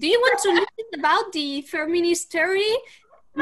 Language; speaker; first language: English; non-native, learner; Spanish